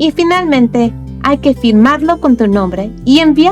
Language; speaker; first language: Spanish; early bilingual, other home language; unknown